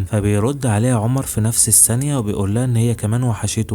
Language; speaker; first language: Arabic; native; Arabic